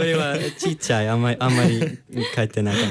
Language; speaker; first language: Japanese; non-native, learner; English